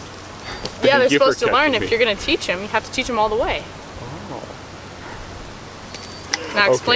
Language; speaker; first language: English; native; English